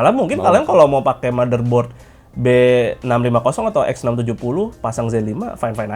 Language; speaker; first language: Indonesian; native; Indonesian